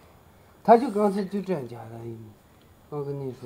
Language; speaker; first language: Chinese; non-native, local second language; Tibetan